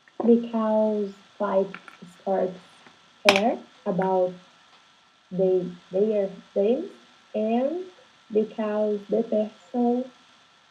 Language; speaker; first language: English; non-native, learner; Portuguese